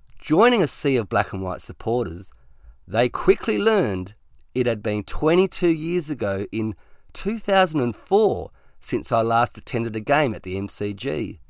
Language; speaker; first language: English; native; English